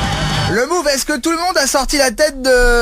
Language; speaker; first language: French; native; French